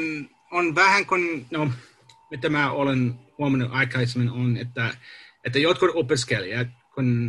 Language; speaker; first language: Finnish; non-native, learner; English